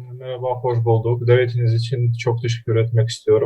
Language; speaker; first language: Turkish; non-native, fluent; Russian